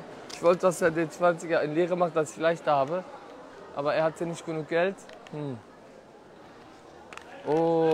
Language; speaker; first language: German; non-native, fluent; Turkish